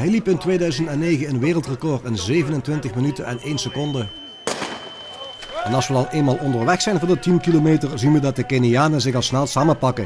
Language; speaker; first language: Dutch; native; Dutch